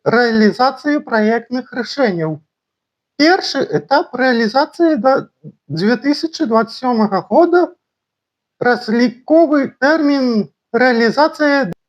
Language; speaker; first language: Belarusian; non-native, local second language; Russian